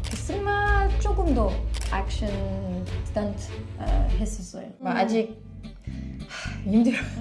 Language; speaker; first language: Korean; non-native, learner; French